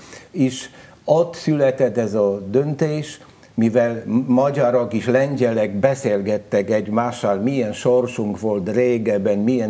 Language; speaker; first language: Hungarian; non-native, learner; Polish